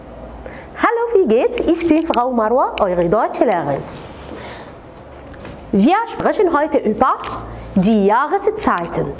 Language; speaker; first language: German; non-native, fluent; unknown